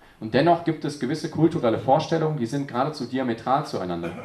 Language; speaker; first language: German; native; German